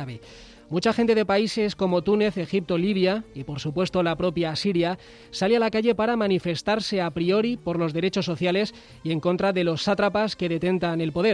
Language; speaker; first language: Spanish; native; Spanish